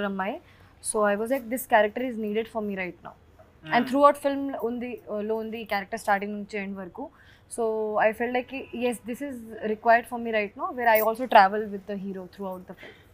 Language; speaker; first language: Telugu; non-native, learner; Hindi